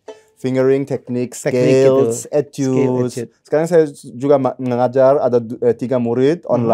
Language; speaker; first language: Indonesian; early bilingual, heritage; German